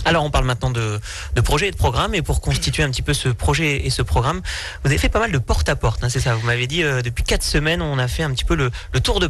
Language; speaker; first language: French; native; French